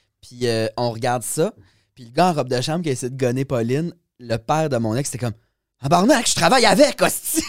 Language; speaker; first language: French; native; French